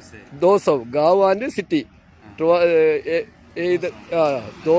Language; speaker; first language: Hindi; non-native, learner; Malayalam